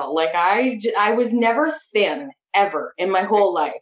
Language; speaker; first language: English; native; English